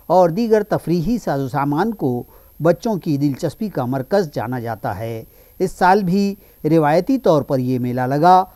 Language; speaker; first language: Hindi; non-native, local second language; Urdu